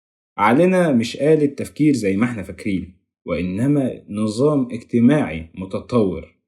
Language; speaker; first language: Arabic; native; Arabic